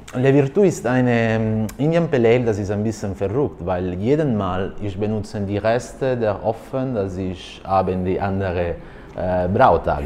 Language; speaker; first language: German; non-native, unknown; Italian